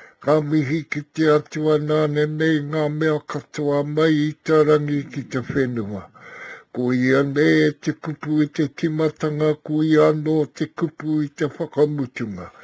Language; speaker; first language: Māori; non-native, local second language; English